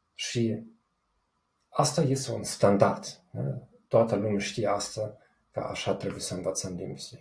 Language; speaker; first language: Romanian; non-native, fluent; German